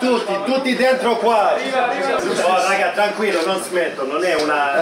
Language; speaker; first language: Italian; non-native, fluent; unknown